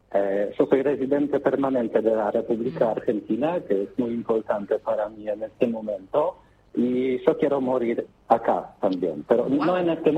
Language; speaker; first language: Spanish; non-native, learner; Polish